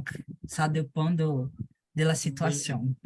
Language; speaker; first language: French; non-native, learner; Portuguese